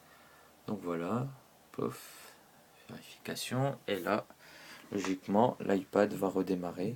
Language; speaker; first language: French; native; French